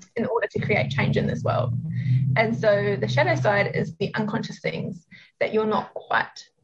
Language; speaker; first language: English; native; English